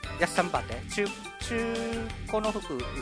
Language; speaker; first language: Japanese; native; Japanese